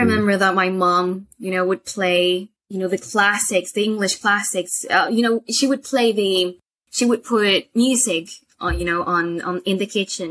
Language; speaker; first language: English; non-native, fluent; Spanish